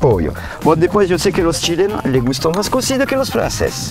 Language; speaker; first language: Spanish; non-native, learner; French